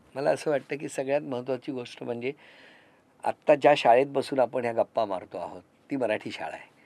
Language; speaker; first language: Marathi; native; Marathi